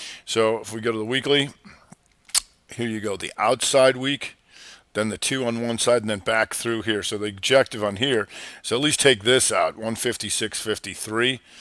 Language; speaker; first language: English; native; English